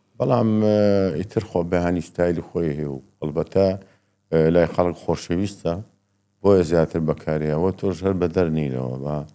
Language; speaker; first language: Central Kurdish; native; Central Kurdish